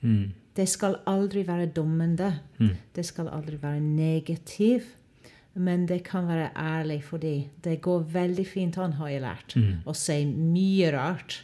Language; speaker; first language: Norwegian; non-native, fluent; English